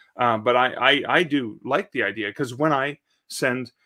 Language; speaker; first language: English; native; English